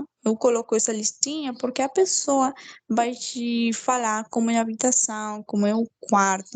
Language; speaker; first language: Portuguese; non-native, fluent; Spanish